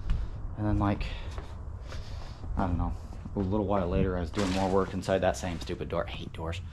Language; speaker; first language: English; native; English